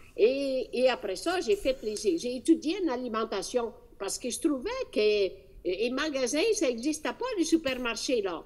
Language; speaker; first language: French; non-native, fluent; Italian